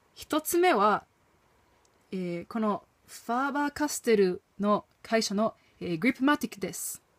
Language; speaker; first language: Japanese; non-native, fluent; English